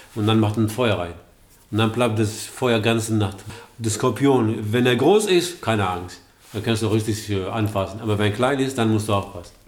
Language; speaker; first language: German; early bilingual, other home language; Arabic